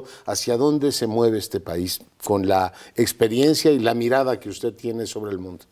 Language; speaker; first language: Spanish; native; Spanish